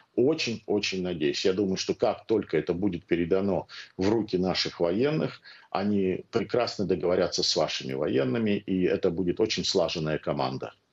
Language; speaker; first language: Russian; early bilingual, heritage; Russian